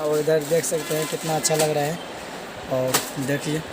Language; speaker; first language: Hindi; non-native, local second language; Maithili